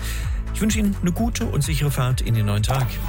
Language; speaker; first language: German; native; German